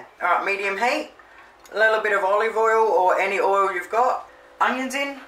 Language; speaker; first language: English; native; English